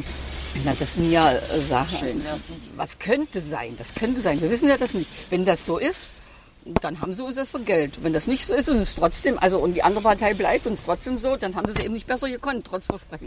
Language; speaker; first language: German; native; German